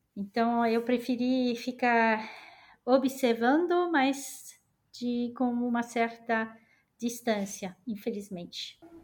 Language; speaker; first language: Portuguese; non-native, fluent; French